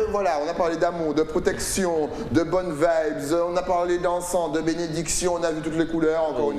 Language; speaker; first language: French; native; French